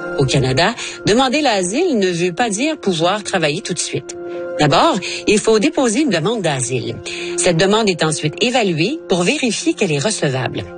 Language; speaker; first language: French; native; French